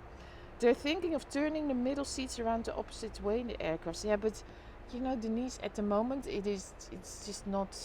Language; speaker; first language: English; non-native, fluent; Dutch